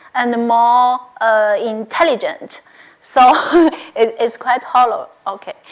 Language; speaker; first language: English; non-native, learner; Chinese